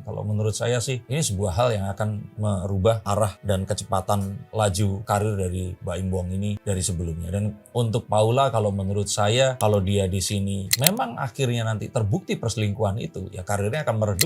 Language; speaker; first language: Indonesian; native; Indonesian